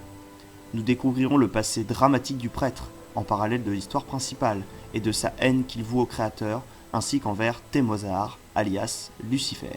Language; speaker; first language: French; native; French